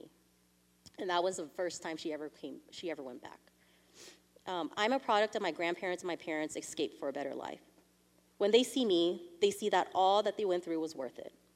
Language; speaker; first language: English; early bilingual, other home language; Vietnamese